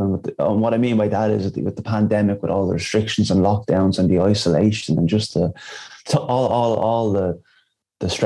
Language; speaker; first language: English; native; English